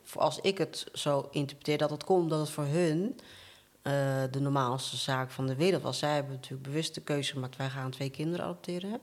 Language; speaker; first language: Dutch; native; Dutch